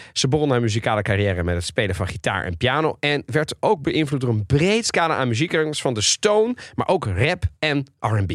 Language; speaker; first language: Dutch; early bilingual, other home language; Italian